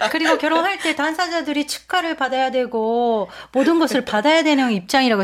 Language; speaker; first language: Korean; non-native, fluent; Japanese